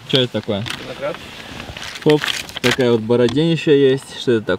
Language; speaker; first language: Russian; native; Russian